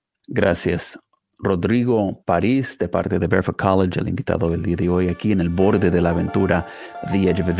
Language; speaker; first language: Spanish; non-native, fluent; English